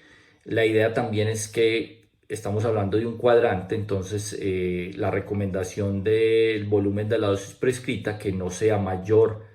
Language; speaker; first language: Spanish; native; Spanish